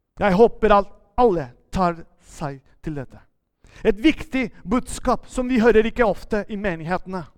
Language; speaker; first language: Norwegian; non-native, fluent; Spanish